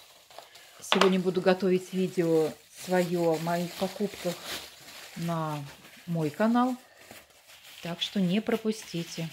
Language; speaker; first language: Russian; native; Russian